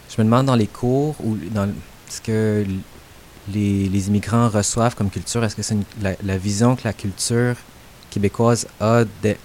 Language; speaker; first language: French; native; French